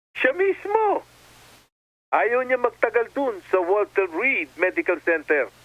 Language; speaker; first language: Filipino; native; Filipino